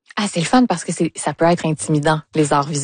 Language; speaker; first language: French; native; French